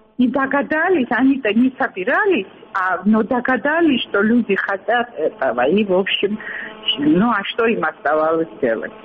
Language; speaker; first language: Russian; non-native, local second language; Georgian